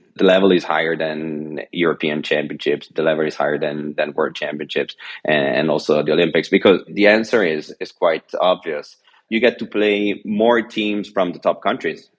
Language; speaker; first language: English; non-native, fluent; French